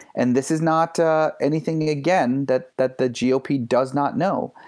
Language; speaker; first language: English; early bilingual, other home language; Persian